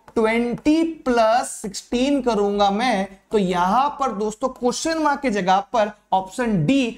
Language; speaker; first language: Hindi; native; Hindi